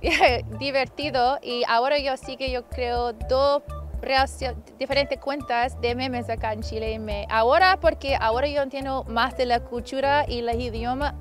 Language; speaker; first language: Spanish; non-native, learner; English